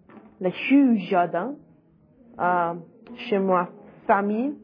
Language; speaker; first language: French; non-native, learner; English